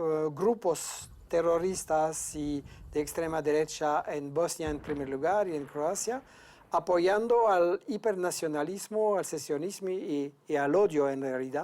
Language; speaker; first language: Spanish; non-native, fluent; French